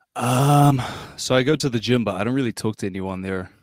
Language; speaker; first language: English; native; English